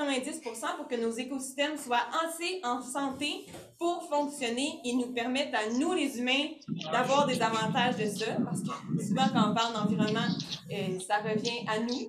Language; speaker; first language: French; native; French